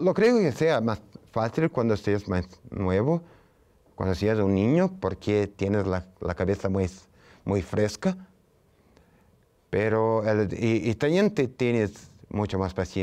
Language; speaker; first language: Spanish; non-native, fluent; Portuguese